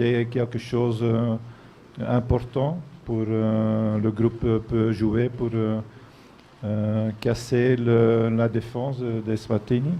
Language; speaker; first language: French; non-native, fluent; Dutch